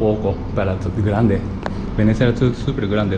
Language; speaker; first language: Spanish; non-native, learner; Japanese